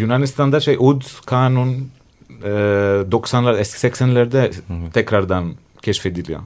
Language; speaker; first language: Turkish; non-native, fluent; Greek